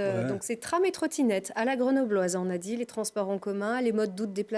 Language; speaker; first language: French; native; French